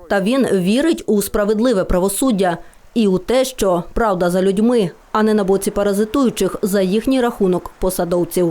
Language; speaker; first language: Ukrainian; native; Ukrainian